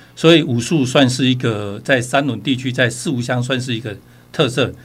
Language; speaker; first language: Chinese; native; Chinese